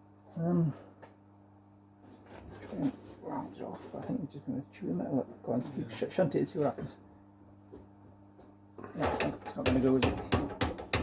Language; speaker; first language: English; native; English